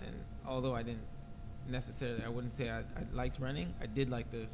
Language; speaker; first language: English; native; English